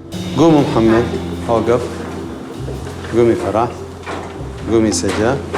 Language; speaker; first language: Arabic; native; Arabic